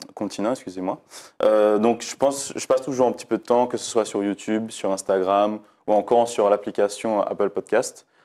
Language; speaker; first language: French; native; French